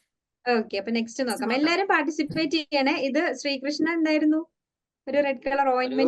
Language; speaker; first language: Malayalam; native; Malayalam